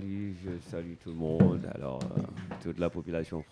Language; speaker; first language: French; non-native, local second language; Wolof